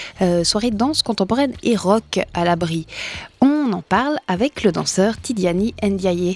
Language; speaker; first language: French; native; French